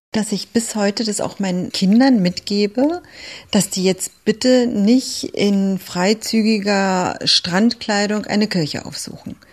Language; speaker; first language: German; early bilingual, other home language; Greek